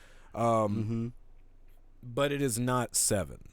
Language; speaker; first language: English; native; English